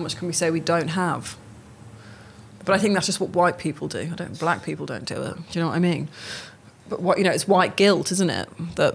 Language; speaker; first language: English; native; English